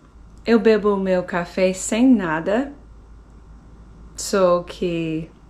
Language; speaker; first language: Portuguese; non-native, fluent; English